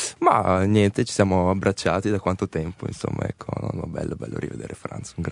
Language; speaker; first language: Italian; early bilingual, other home language; Russian